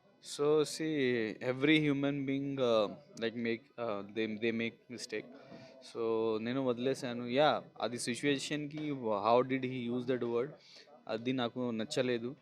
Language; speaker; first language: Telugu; non-native, local second language; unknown